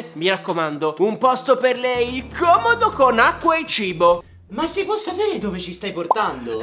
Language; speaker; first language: Italian; native; Italian